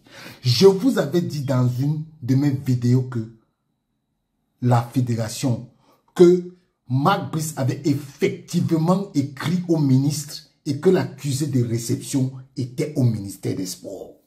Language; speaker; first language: French; native; French